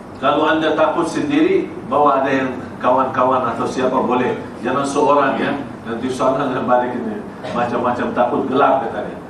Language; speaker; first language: Malay; non-native, fluent; Arabic